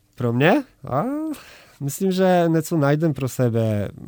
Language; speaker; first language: Czech; non-native, learner; Polish